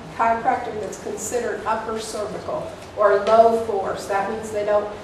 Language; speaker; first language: English; native; English